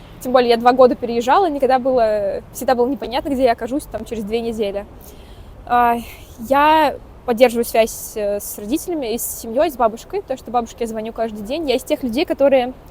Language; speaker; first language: Russian; native; Russian